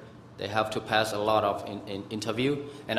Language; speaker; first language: English; non-native, fluent; Burmese